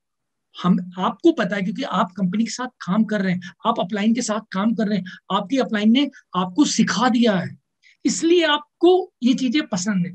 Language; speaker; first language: Hindi; native; Hindi